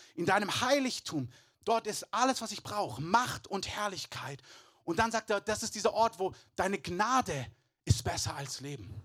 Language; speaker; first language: German; native; German